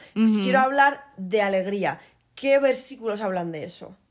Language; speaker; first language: Spanish; native; Spanish